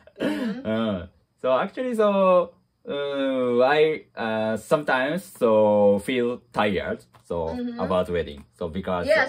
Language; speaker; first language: English; non-native, learner; Japanese